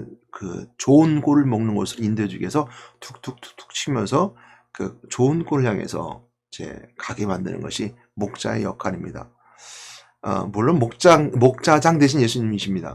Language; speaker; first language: Korean; native; Korean